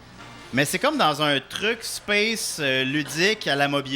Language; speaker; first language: French; native; French